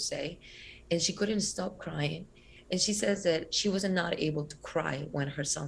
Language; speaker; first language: English; non-native, fluent; Spanish